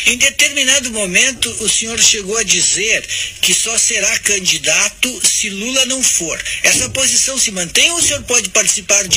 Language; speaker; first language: Portuguese; native; Portuguese